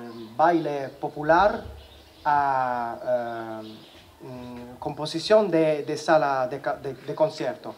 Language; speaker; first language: Spanish; non-native, learner; Italian